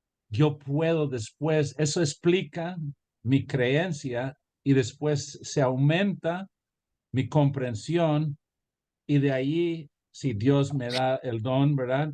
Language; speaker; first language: Spanish; early bilingual, heritage; Spanish